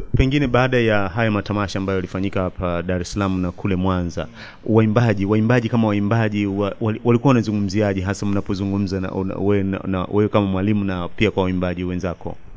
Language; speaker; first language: Swahili; native; Swahili